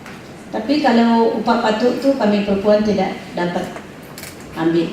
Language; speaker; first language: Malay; non-native, local second language; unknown